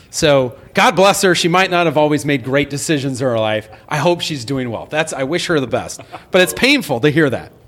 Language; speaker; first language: English; native; English